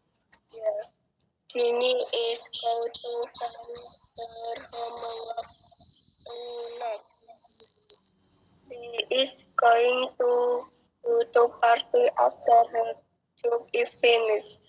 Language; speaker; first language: English; non-native, learner; Indonesian